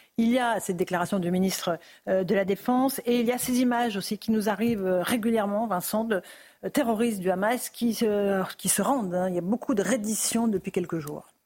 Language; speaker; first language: French; native; French